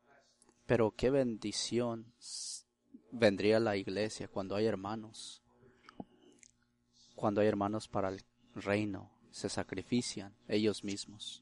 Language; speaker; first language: Spanish; early bilingual, heritage; Spanish